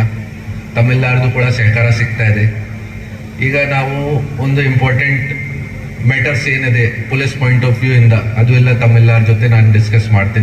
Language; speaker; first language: Kannada; non-native, fluent; Hindi